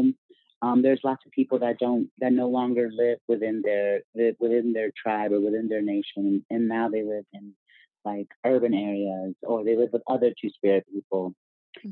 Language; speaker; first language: English; native; English